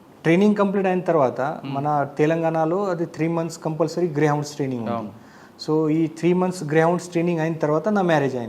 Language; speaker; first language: Telugu; non-native, fluent; Marathi